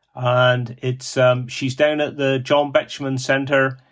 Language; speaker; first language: English; native; English